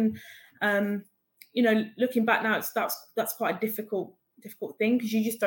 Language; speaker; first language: English; native; English